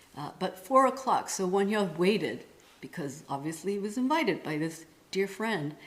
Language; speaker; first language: English; non-native, fluent; Korean